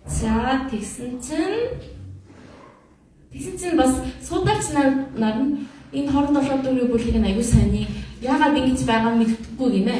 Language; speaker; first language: Mongolian; non-native, fluent; Korean